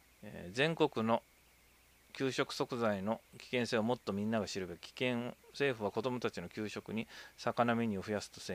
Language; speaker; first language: Japanese; native; Japanese